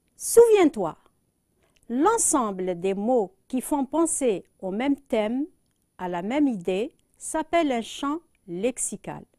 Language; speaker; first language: French; non-native, local second language; Arabic